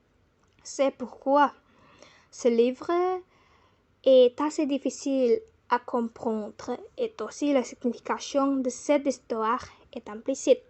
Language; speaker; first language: French; non-native, learner; Indonesian